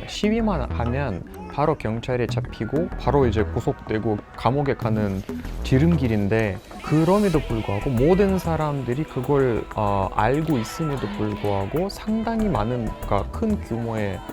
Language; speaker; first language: Korean; non-native, fluent; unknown